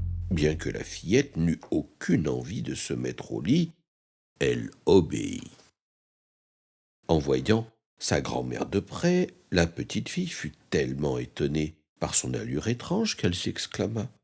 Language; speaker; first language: French; native; French